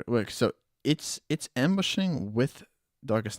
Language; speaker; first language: English; native; English